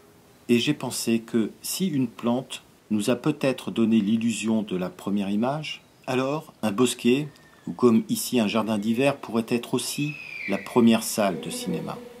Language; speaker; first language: French; native; French